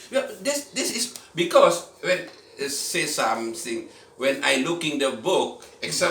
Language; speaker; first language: English; non-native, learner; Indonesian